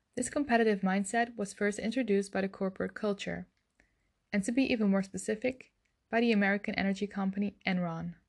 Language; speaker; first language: English; non-native, fluent; Dutch